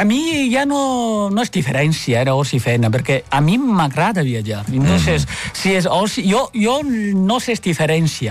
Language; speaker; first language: Catalan; non-native, fluent; Chinese